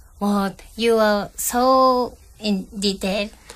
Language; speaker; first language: English; non-native, learner; Japanese